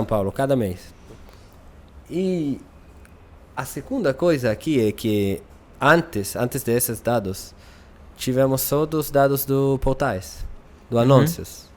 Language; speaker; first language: Portuguese; non-native, learner; Hebrew